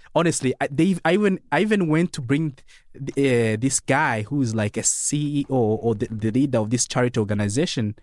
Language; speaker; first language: English; non-native, fluent; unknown